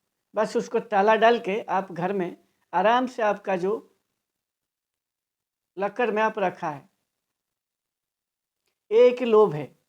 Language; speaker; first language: Hindi; non-native, local second language; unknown